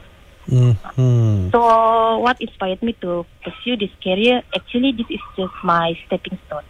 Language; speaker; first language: English; non-native, local second language; Malay